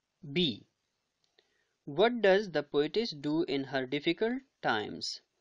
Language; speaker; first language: English; non-native, local second language; Urdu